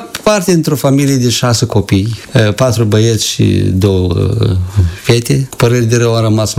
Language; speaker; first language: Romanian; native; Romanian